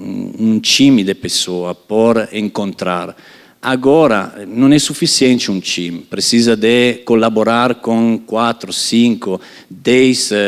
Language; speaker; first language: Portuguese; non-native, fluent; Italian